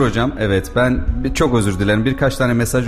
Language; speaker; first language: Turkish; native; Turkish